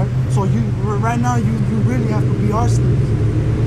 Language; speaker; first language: English; native; English